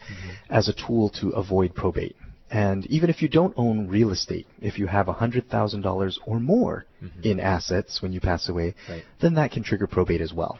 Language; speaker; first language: English; native; English